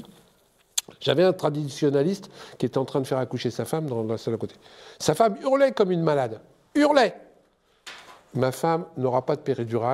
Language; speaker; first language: French; native; French